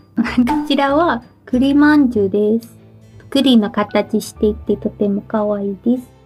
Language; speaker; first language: Japanese; non-native, fluent; Chinese